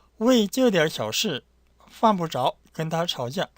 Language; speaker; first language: Chinese; non-native, fluent; Korean